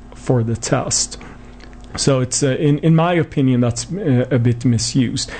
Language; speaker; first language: English; non-native, fluent; Swedish